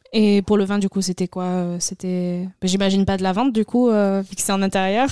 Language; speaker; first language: French; native; French